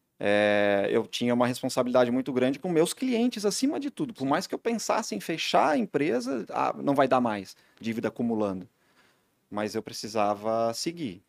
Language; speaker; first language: Portuguese; native; Portuguese